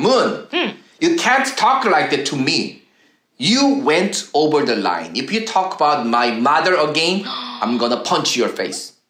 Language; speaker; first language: English; non-native, fluent; Korean